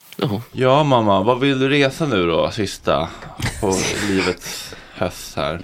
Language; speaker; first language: Swedish; native; Swedish